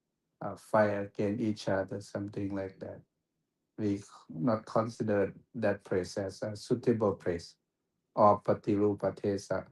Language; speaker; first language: English; non-native, fluent; Thai